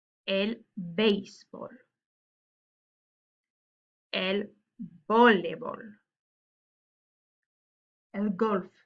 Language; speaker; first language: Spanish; non-native, learner; English